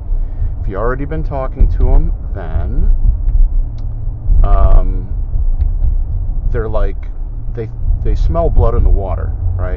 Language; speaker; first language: English; native; English